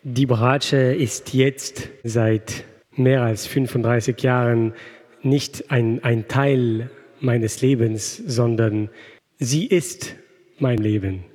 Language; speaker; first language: German; non-native, fluent; French